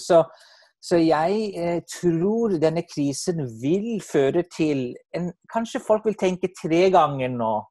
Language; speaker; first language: Norwegian; non-native, fluent; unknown